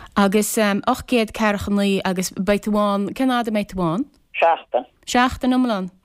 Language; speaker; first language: Irish; native; Irish